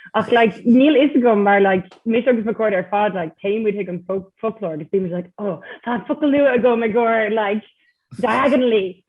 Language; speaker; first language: Irish; non-native, local second language; English